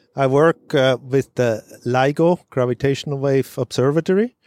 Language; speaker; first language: English; non-native, fluent; German